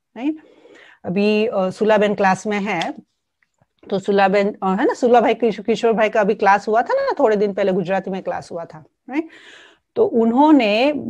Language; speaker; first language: Hindi; non-native, local second language; Gujarati